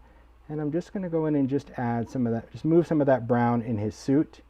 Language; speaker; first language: English; native; English